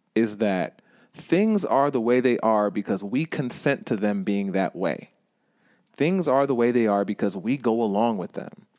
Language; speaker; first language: English; native; English